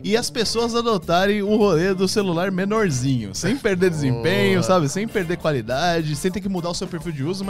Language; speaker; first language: Portuguese; native; Portuguese